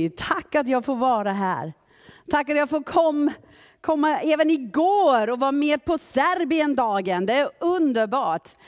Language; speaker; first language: Swedish; non-native, fluent; German